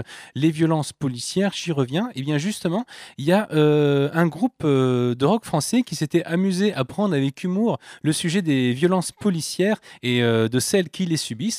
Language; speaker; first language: French; native; French